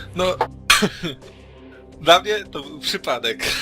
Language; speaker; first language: Polish; native; Polish